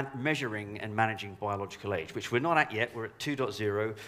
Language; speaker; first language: English; native; English